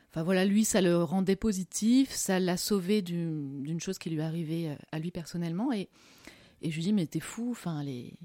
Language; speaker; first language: French; native; French